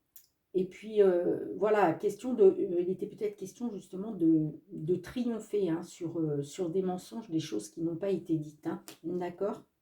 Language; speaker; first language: French; native; French